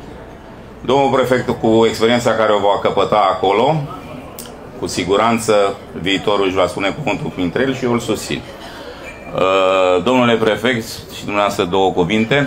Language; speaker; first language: Romanian; native; Romanian